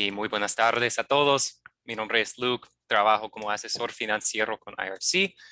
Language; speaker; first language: Spanish; non-native, fluent; English